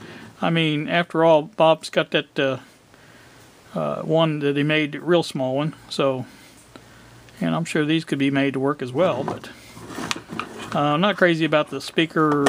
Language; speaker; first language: English; native; English